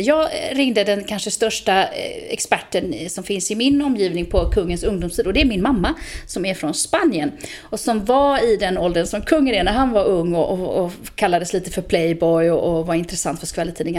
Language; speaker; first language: Swedish; native; Swedish